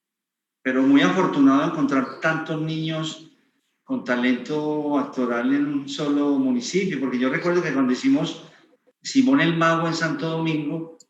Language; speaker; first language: Spanish; native; Spanish